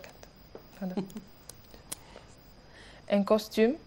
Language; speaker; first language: French; non-native, learner; Arabic